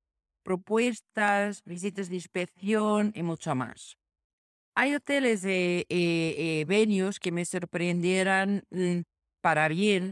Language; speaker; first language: Spanish; non-native, fluent; Portuguese